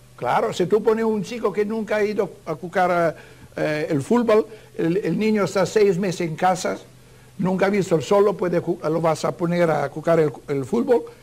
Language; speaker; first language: Spanish; non-native, learner; Italian